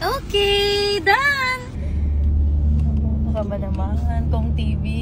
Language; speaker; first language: Filipino; native; Filipino